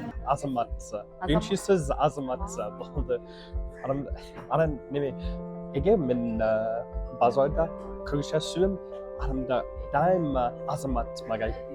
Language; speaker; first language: Kyrgyz; non-native, learner; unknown